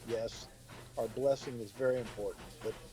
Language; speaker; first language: English; native; English